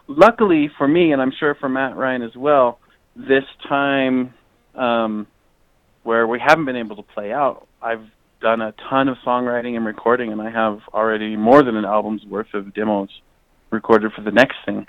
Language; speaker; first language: English; native; English